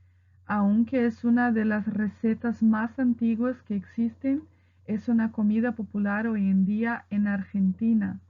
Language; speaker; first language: Spanish; non-native, fluent; Portuguese